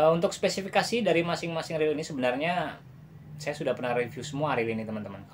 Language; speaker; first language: Indonesian; non-native, local second language; Javanese